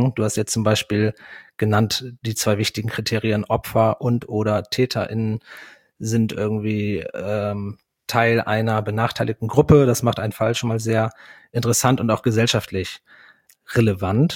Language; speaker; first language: German; native; German